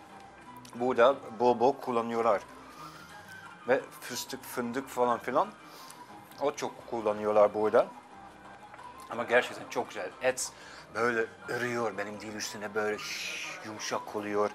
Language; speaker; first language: Turkish; non-native, fluent; Dutch